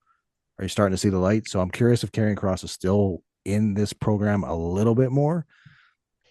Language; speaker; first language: English; native; English